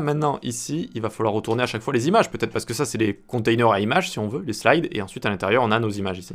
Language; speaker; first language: French; native; French